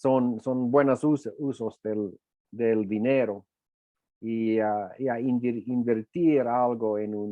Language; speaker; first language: Spanish; non-native, fluent; English